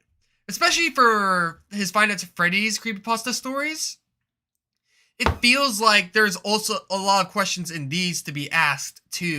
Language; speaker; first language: English; native; English